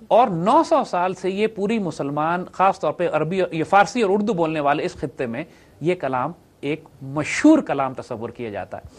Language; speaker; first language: Urdu; native; Urdu